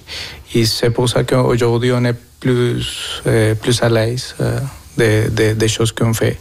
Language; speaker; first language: French; non-native, fluent; Spanish